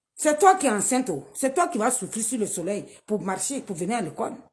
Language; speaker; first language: French; non-native, local second language; Dyula